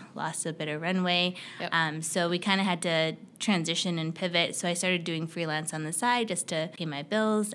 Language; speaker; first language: English; native; English